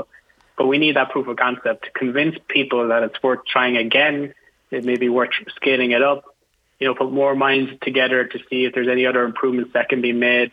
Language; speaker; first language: English; native; English